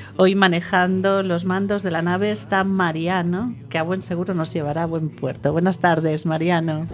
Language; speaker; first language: Spanish; native; Spanish